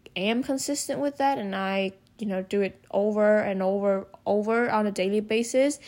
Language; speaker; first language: English; non-native, fluent; Vietnamese